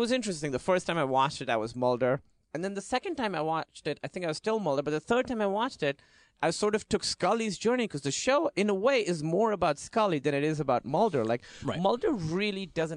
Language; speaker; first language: English; non-native, local second language; Urdu